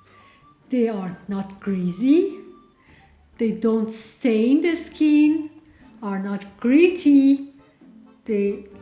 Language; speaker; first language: English; non-native, fluent; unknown